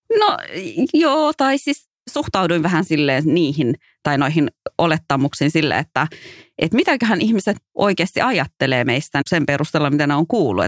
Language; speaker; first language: Finnish; early bilingual, other home language; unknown